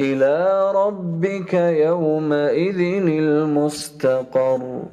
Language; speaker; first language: Arabic; native; Arabic